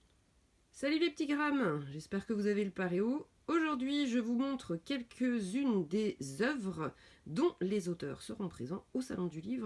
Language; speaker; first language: French; native; French